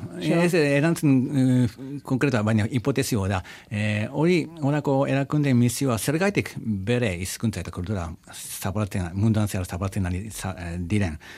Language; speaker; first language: Basque; non-native, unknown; Japanese